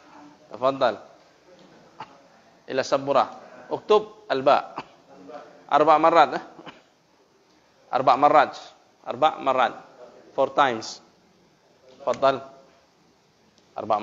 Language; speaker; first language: Arabic; non-native, fluent; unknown